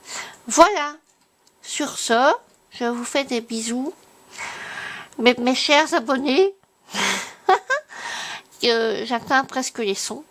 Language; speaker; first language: French; native; French